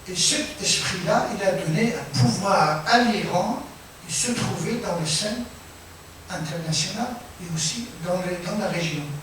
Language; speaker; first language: French; non-native, fluent; Persian